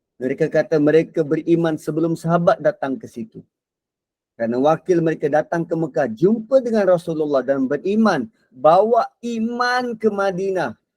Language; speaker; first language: Malay; native; Malay